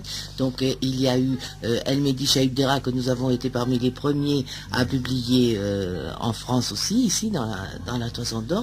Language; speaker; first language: French; native; French